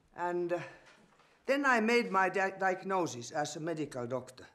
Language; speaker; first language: English; non-native, fluent; Finnish